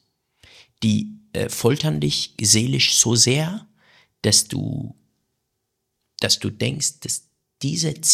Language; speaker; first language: German; non-native, fluent; Persian